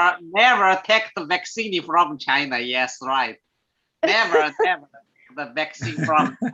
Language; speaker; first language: English; non-native, learner; Thai